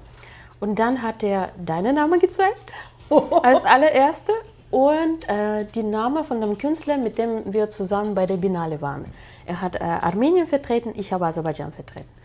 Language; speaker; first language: German; non-native, fluent; Russian